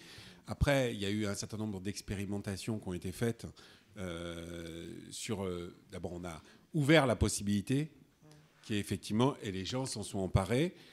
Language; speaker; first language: French; native; French